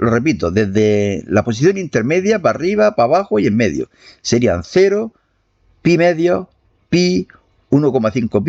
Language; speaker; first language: Spanish; native; Spanish